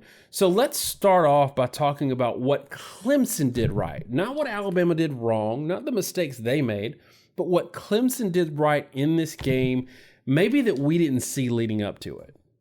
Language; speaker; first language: English; native; English